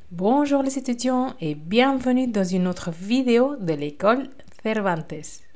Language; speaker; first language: French; non-native, fluent; Spanish